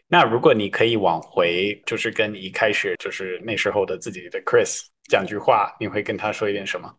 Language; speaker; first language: Chinese; non-native, fluent; English